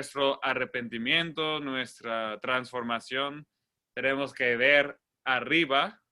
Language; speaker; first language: Spanish; non-native, fluent; English